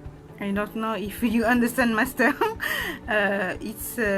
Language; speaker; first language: English; non-native, learner; French